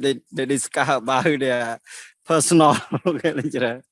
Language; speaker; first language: English; non-native, learner; Khmer